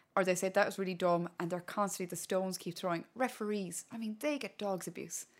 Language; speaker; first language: English; non-native, local second language; Irish